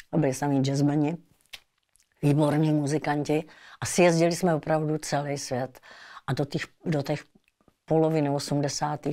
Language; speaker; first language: Czech; native; Czech